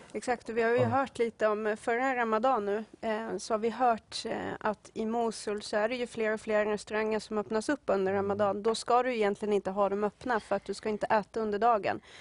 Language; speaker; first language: Swedish; native; Swedish